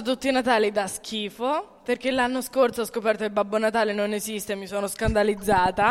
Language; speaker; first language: Italian; native; Italian